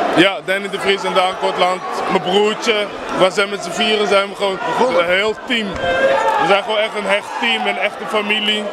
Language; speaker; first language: Dutch; native; Dutch